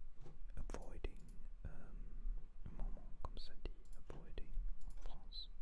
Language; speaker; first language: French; non-native, learner; Spanish